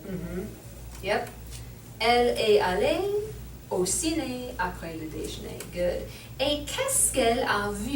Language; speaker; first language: French; non-native, learner; English